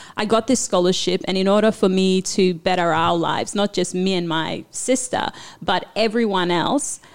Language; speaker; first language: English; early bilingual, other home language; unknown